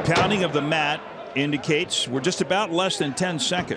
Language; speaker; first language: English; native; English